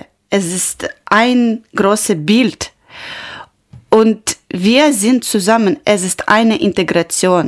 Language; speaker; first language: German; non-native, learner; Ukrainian